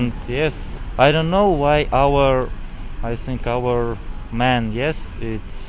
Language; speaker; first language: English; non-native, learner; Kazakh